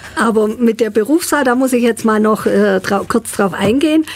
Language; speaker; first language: German; native; German